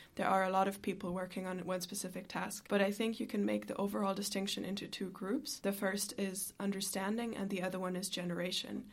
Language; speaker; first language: English; non-native, fluent; German